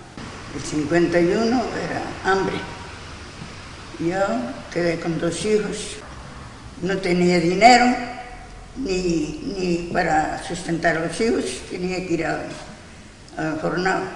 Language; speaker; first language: Spanish; non-native, local second language; Galician